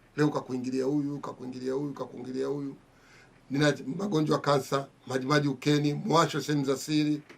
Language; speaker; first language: Swahili; native; Swahili